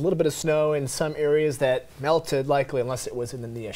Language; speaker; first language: English; native; English